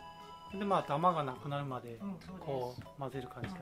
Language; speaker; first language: Japanese; native; Japanese